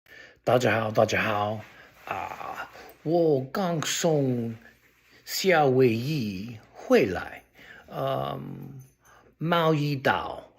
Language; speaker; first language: Chinese; non-native, learner; English